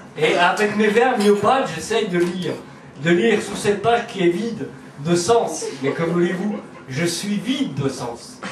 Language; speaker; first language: French; native; French